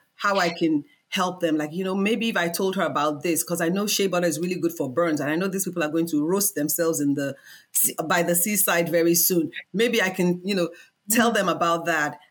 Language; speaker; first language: English; non-native, local second language; Yoruba